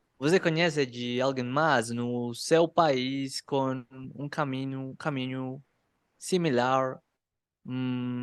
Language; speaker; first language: Portuguese; non-native, learner; Spanish